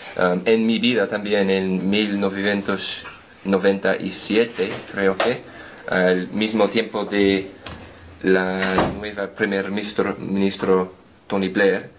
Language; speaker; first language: Spanish; non-native, learner; English